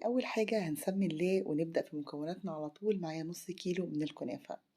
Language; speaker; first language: Arabic; native; Arabic